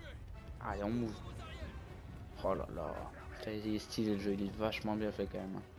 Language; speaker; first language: French; native; French